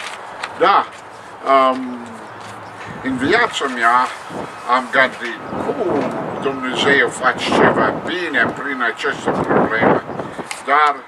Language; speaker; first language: Romanian; non-native, learner; English